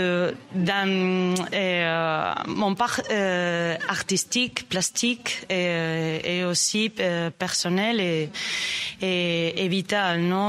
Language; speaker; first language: French; non-native, learner; Spanish